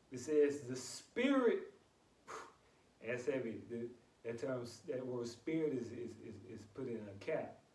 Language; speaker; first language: English; native; English